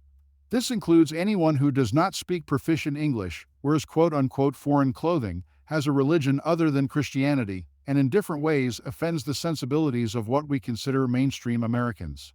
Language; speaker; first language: English; native; English